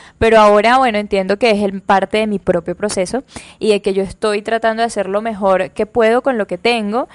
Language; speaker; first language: Spanish; native; Spanish